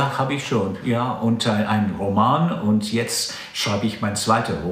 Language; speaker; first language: German; non-native, fluent; English